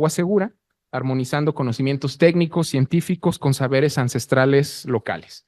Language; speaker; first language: Spanish; native; Spanish